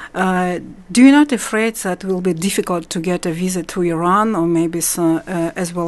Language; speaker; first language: English; non-native, learner; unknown